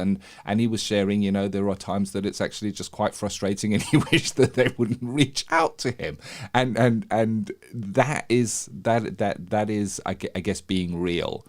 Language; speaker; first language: English; native; English